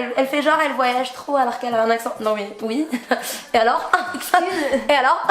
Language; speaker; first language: French; native; French